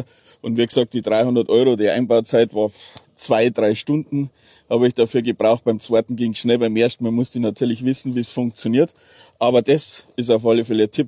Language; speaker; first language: German; native; German